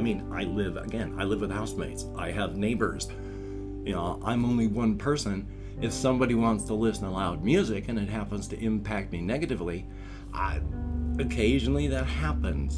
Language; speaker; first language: English; native; English